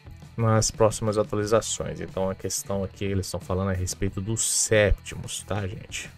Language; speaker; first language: Portuguese; native; Portuguese